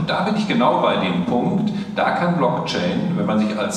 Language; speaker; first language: German; native; German